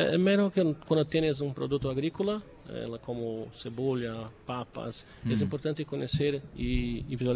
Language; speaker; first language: Spanish; non-native, learner; Portuguese